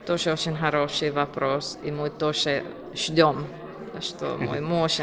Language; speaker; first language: Russian; non-native, learner; Finnish